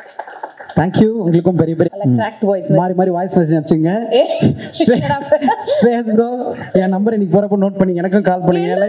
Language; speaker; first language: Tamil; native; Tamil